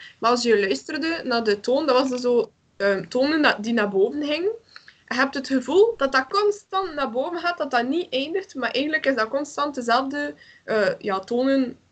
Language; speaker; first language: Dutch; non-native, local second language; French